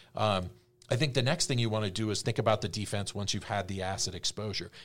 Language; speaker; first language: English; native; English